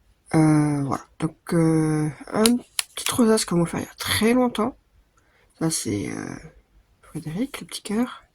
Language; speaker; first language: French; native; French